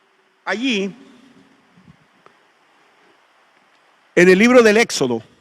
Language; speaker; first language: Spanish; native; Spanish